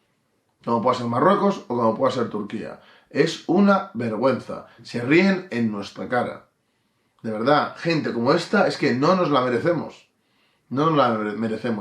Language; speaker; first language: Spanish; native; Spanish